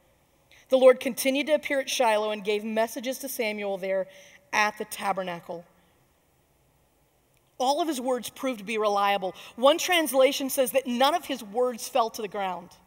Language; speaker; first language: English; native; English